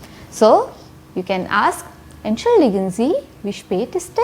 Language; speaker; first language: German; non-native, fluent; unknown